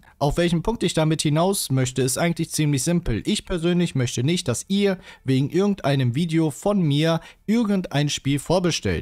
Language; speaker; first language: German; native; German